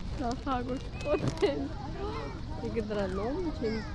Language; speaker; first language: Korean; non-native, learner; Uzbek